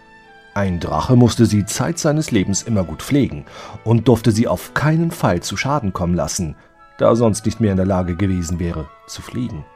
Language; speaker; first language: German; native; German